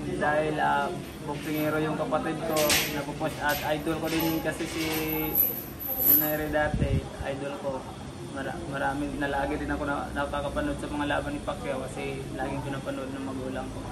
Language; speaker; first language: Filipino; non-native, local second language; Cebuano